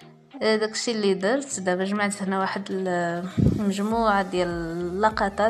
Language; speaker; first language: Arabic; native; Arabic